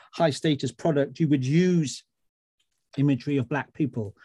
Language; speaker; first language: English; native; English